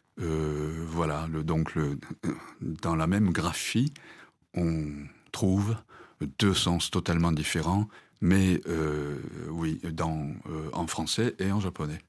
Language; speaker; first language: French; non-native, fluent; Japanese